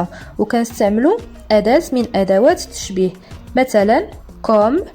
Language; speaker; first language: Arabic; native; Arabic